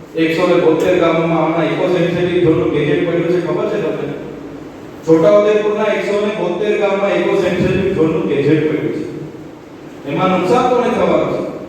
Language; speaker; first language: Gujarati; non-native, local second language; Vasavi